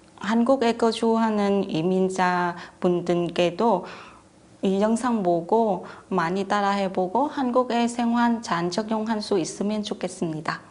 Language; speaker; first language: Korean; non-native, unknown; Vietnamese